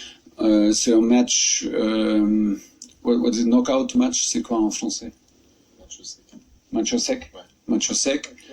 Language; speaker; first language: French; non-native, fluent; German